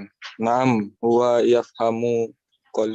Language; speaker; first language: Arabic; non-native, learner; Indonesian